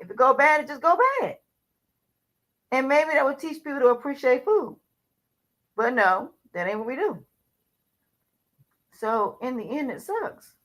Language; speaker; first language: English; native; English